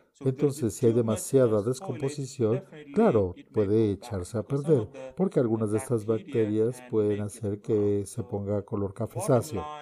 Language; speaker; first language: Spanish; non-native, fluent; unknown